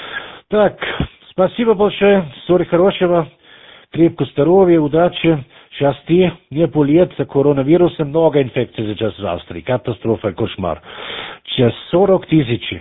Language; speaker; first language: Russian; non-native, learner; German